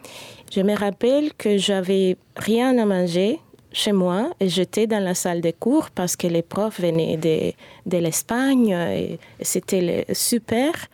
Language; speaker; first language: French; non-native, fluent; Spanish